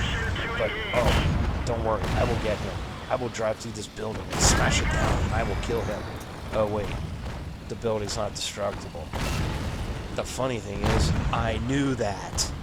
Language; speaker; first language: English; native; English